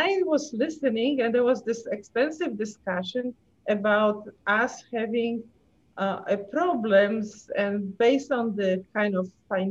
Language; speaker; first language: English; non-native, fluent; Polish